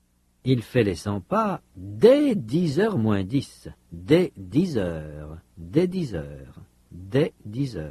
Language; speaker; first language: French; native; French